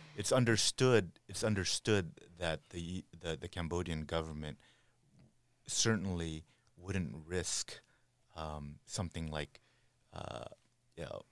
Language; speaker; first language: English; native; English